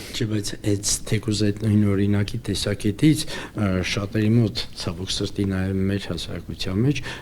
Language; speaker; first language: Armenian; native; Armenian